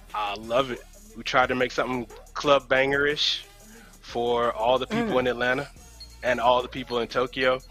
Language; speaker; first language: English; native; English